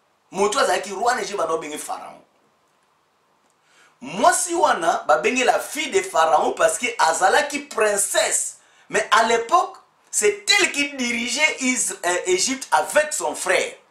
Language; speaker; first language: French; non-native, local second language; Lingala